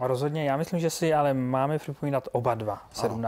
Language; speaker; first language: Czech; native; Czech